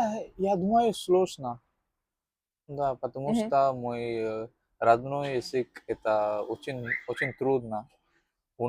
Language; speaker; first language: Russian; non-native, learner; Tamil